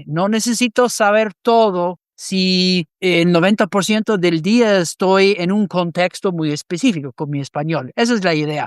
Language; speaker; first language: Spanish; non-native, fluent; English